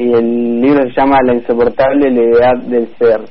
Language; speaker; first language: Spanish; native; Spanish